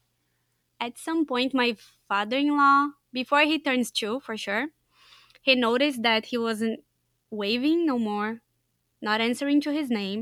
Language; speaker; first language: English; non-native, fluent; Portuguese